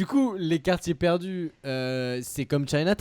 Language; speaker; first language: French; native; French